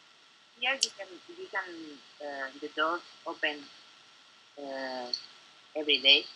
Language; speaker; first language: English; non-native, learner; Spanish